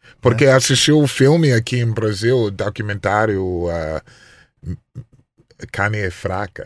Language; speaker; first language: Portuguese; non-native, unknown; English